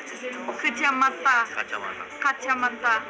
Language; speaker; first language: Indonesian; non-native, learner; Turkish